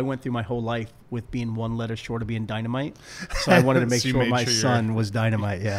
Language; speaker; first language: English; native; English